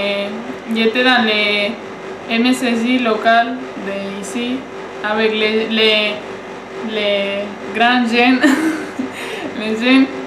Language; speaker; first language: French; non-native, learner; Spanish